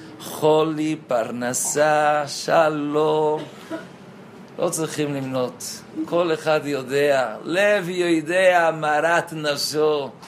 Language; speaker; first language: Hebrew; non-native, fluent; Spanish